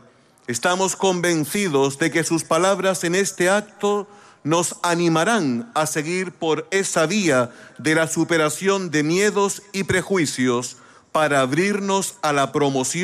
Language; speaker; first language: Spanish; native; Spanish